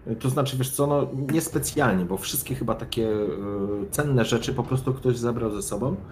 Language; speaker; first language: Polish; native; Polish